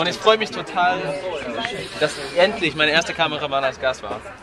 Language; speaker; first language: German; non-native, fluent; English